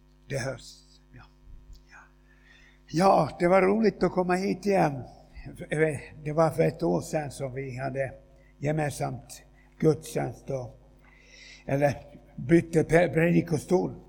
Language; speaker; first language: Swedish; non-native, fluent; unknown